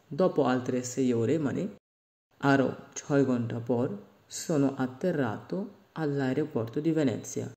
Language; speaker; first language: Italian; non-native, fluent; Bangla